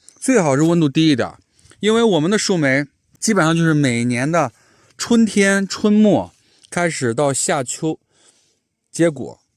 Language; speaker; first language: Chinese; native; Chinese